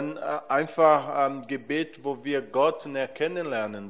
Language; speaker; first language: German; non-native, fluent; Portuguese